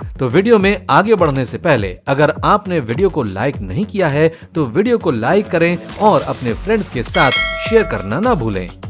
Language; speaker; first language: Hindi; native; Hindi